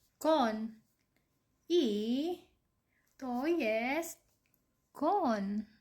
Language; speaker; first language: Polish; non-native, learner; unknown